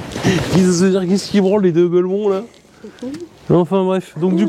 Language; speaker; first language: French; native; French